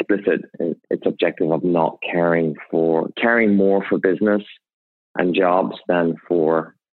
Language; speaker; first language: English; native; English